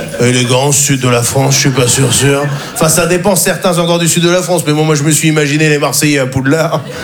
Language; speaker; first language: French; native; French